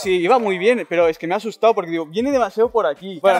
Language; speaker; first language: Spanish; native; Spanish